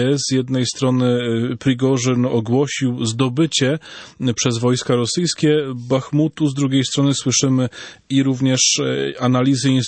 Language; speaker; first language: Polish; native; Polish